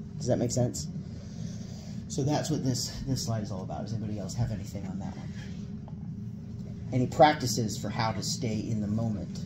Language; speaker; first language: English; native; English